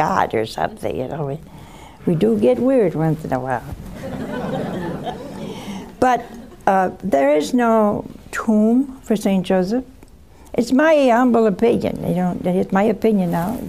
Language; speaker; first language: English; native; English